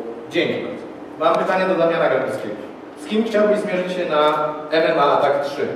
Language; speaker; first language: Polish; native; Polish